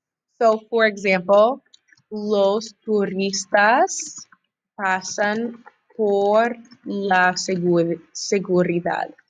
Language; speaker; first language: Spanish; non-native, fluent; English